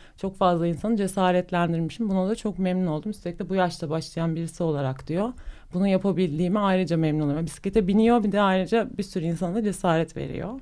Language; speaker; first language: Turkish; native; Turkish